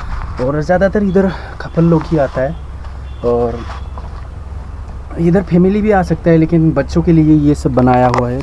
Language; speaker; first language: Hindi; non-native, local second language; Bodo